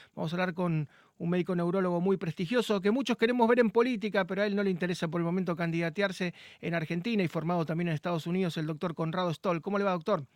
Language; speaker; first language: Spanish; native; Spanish